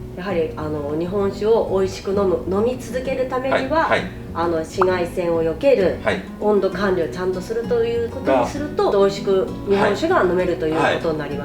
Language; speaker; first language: Japanese; native; Japanese